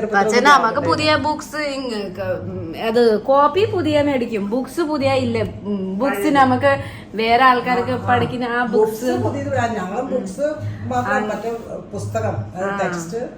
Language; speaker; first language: Malayalam; non-native, learner; Nepali